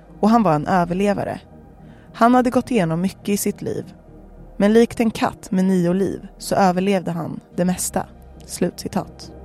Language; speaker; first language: Swedish; native; Swedish